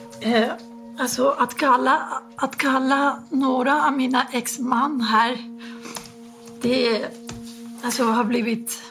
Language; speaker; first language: Swedish; non-native, fluent; Spanish